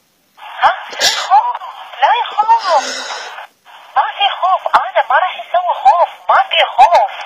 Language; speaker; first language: Arabic; non-native, learner; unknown